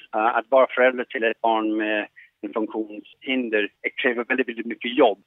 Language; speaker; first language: Swedish; non-native, fluent; English